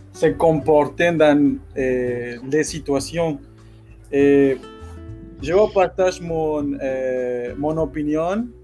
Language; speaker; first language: French; non-native, learner; Spanish